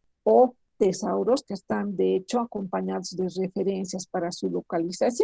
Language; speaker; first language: Spanish; native; Spanish